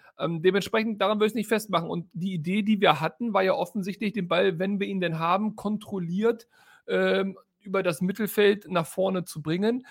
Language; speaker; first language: German; native; German